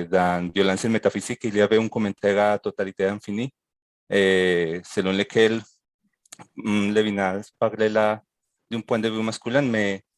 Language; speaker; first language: French; non-native, fluent; Spanish